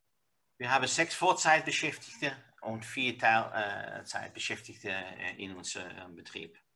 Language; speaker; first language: German; non-native, learner; Dutch